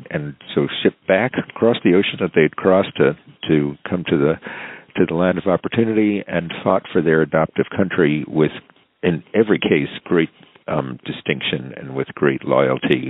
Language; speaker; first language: English; native; English